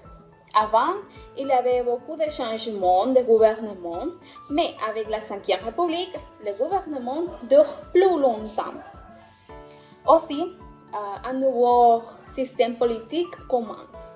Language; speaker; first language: French; non-native, learner; Spanish